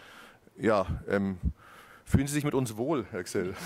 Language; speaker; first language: German; native; German